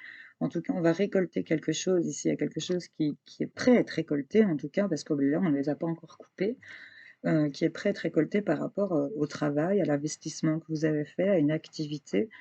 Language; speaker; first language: French; native; French